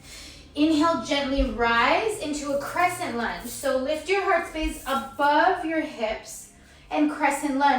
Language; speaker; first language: English; native; English